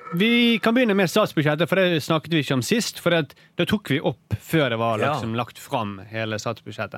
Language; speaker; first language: Norwegian; native; Norwegian